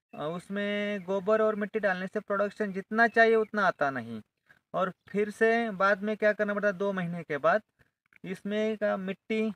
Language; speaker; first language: Hindi; non-native, local second language; Marathi